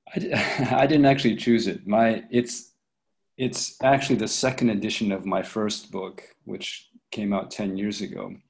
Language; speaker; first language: English; native; English